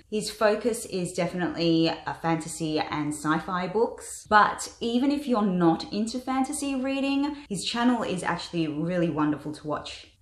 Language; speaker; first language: English; native; English